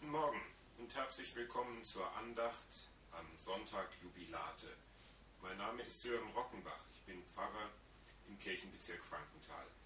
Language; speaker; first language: German; native; German